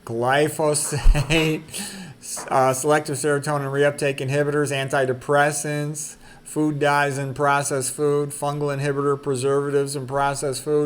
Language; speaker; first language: English; native; English